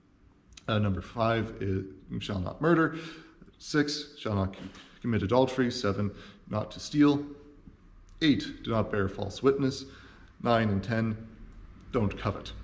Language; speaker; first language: English; native; English